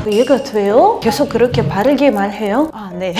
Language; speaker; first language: Korean; non-native, learner; Russian